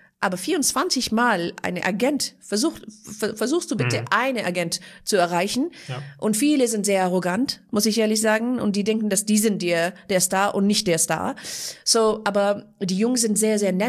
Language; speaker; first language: German; non-native, fluent; Persian